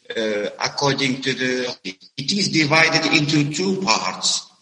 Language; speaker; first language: English; non-native, learner; Arabic